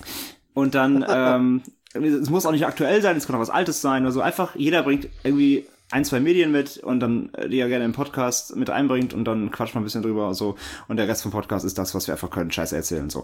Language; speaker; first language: German; native; German